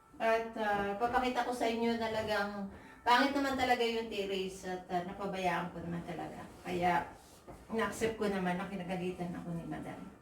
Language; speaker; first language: Filipino; native; Filipino